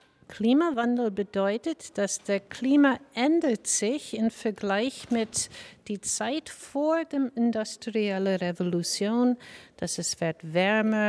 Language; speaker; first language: German; non-native, fluent; English